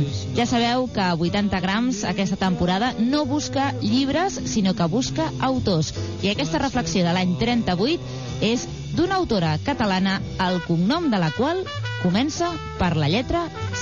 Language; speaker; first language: Catalan; native; Catalan